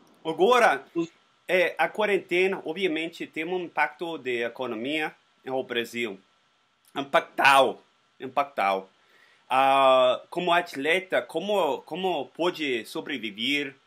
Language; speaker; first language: Portuguese; non-native, learner; Spanish